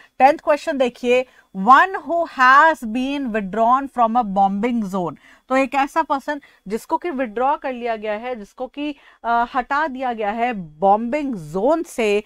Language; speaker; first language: Hindi; native; Hindi